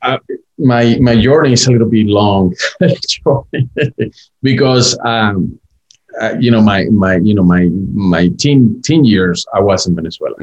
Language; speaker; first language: English; non-native, fluent; Spanish